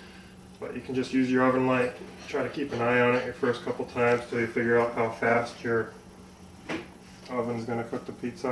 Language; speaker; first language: English; native; English